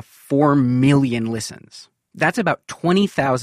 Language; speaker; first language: English; native; English